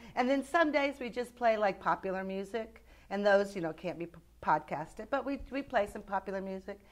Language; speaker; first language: English; native; English